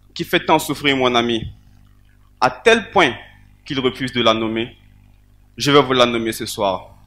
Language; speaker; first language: French; non-native, local second language; Mossi